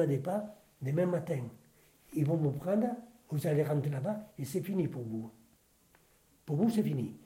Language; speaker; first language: French; non-native, fluent; Spanish